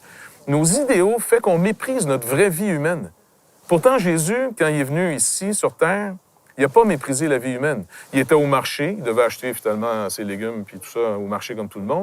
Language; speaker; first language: French; native; French